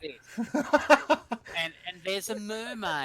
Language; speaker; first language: English; native; English